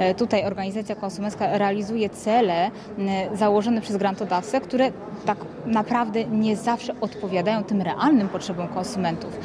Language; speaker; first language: Polish; native; Polish